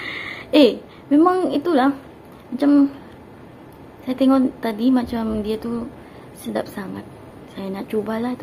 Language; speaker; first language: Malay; non-native, fluent; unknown